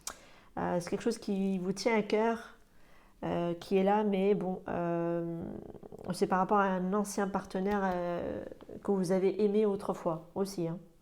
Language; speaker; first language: French; native; French